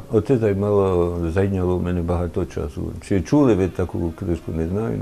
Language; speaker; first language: Ukrainian; non-native, fluent; French